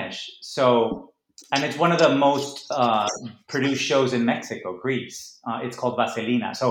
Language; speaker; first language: English; non-native, fluent; Spanish